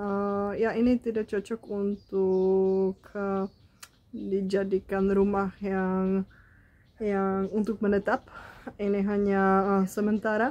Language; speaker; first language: Indonesian; non-native, fluent; Czech